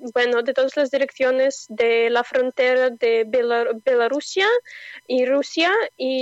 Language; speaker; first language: Spanish; non-native, fluent; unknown